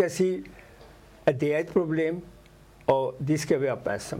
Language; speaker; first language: Danish; non-native, fluent; Urdu